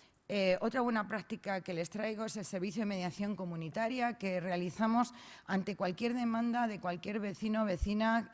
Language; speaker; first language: Spanish; native; Spanish